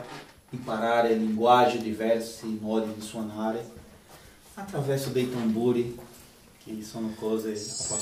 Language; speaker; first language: Italian; non-native, fluent; Portuguese